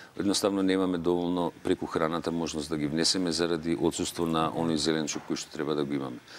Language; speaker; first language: Macedonian; native; Macedonian